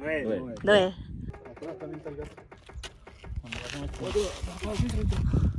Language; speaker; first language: Spanish; non-native, learner; Korean